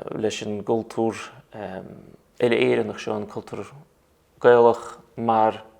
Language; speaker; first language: Irish; non-native, fluent; Russian